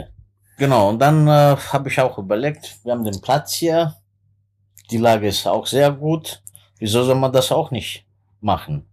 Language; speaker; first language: German; non-native, fluent; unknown